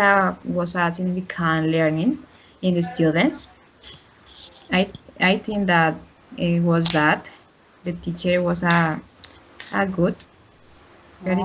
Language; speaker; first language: English; non-native, learner; Spanish